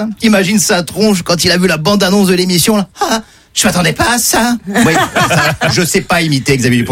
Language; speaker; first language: French; native; French